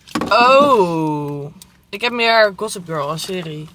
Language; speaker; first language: Dutch; native; Dutch